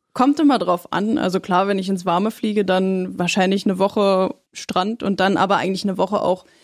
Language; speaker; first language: German; native; German